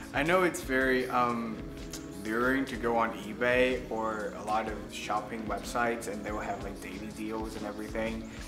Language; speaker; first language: English; non-native, fluent; Chinese